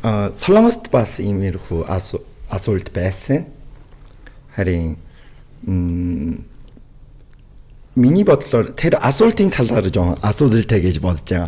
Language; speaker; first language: Mongolian; non-native, fluent; Korean